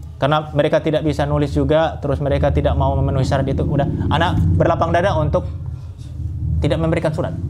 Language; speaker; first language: Indonesian; non-native, local second language; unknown